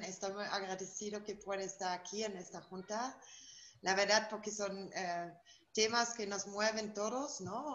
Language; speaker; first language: Spanish; non-native, fluent; German